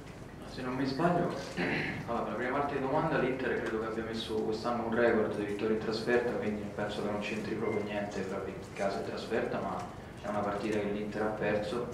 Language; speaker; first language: Italian; native; Italian